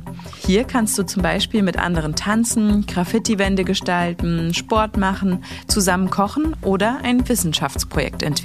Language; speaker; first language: German; native; German